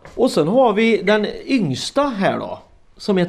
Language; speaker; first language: Swedish; native; Swedish